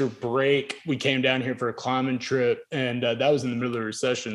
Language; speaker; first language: English; native; English